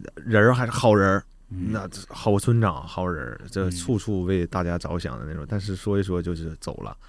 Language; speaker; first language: Chinese; native; Chinese